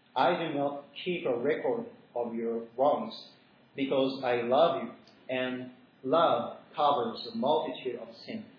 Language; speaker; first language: English; early bilingual, other home language; Japanese